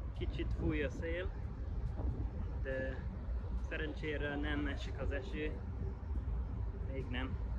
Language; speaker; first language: Hungarian; non-native, learner; English